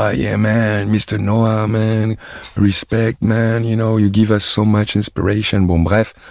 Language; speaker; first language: French; native; French